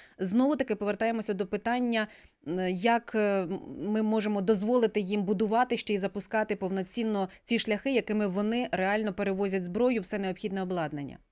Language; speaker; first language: Ukrainian; native; Ukrainian